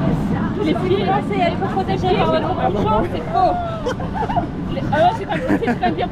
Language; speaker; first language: French; native; French